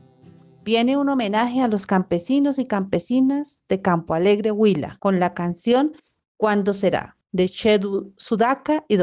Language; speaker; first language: Spanish; native; Spanish